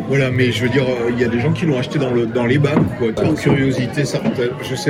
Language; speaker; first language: French; native; French